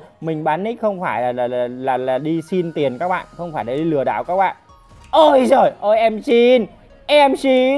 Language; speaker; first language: Vietnamese; native; Vietnamese